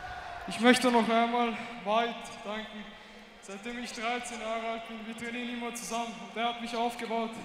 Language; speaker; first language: German; early bilingual, other home language; Arabic